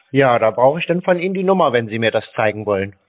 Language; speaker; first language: German; native; German